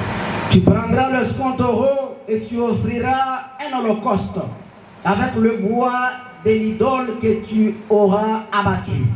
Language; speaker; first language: French; non-native, local second language; Lingala